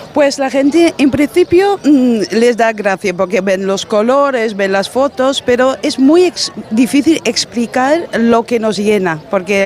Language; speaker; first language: Spanish; non-native, fluent; Dutch